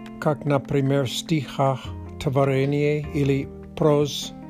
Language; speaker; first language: Russian; non-native, learner; English